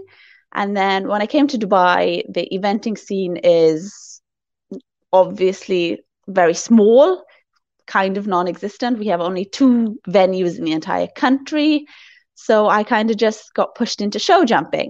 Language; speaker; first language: English; native; English